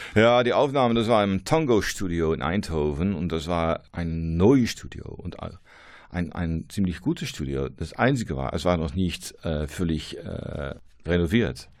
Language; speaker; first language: German; non-native, learner; Dutch